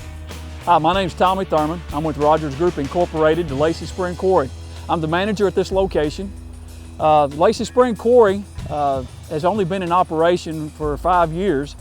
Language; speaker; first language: English; native; English